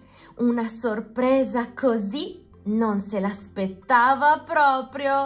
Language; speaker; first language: Italian; native; Italian